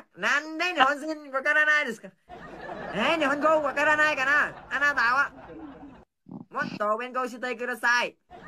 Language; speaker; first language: Japanese; non-native, learner; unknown